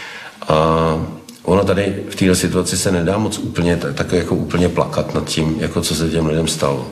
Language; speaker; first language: Czech; native; Czech